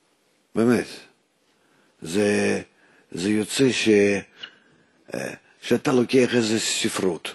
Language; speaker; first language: Hebrew; non-native, fluent; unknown